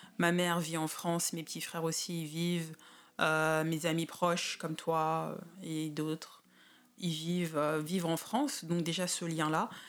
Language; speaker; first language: French; native; French